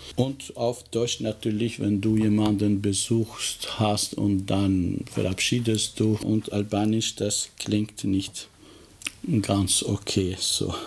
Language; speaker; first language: German; non-native, fluent; Albanian